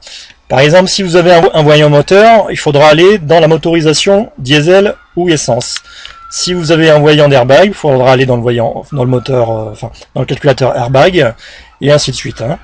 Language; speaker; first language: French; native; French